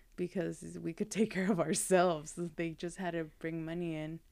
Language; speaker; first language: English; native; English